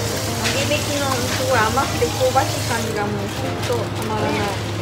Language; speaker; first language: Japanese; native; Japanese